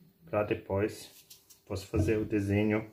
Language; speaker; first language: Portuguese; non-native, fluent; German